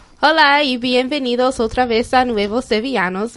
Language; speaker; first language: Spanish; non-native, fluent; English